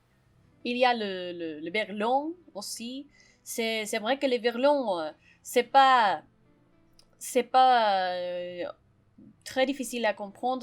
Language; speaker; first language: French; non-native, fluent; Spanish